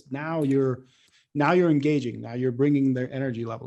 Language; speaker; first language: English; native; English